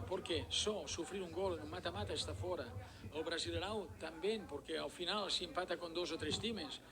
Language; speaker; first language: Portuguese; non-native, learner; Spanish